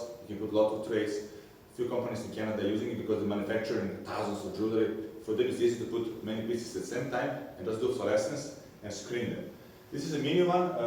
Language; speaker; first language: English; non-native, fluent; Serbian